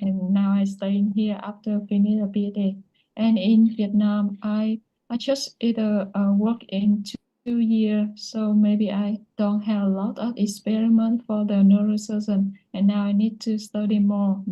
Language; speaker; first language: English; non-native, learner; Vietnamese